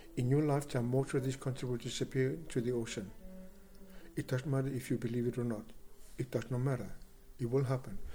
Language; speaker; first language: English; non-native, fluent; Kalaallisut